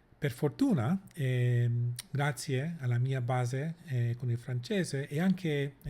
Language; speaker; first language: Italian; non-native, fluent; English